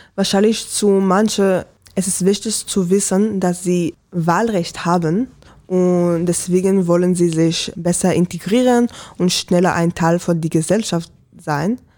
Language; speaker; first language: German; non-native, learner; Hebrew